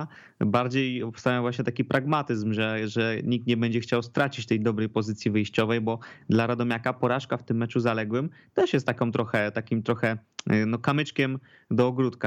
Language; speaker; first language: Polish; native; Polish